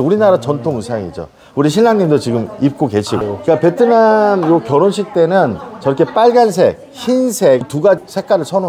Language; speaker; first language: Korean; native; Korean